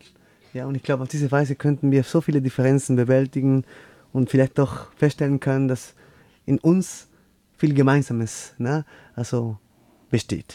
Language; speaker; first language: German; non-native, fluent; Spanish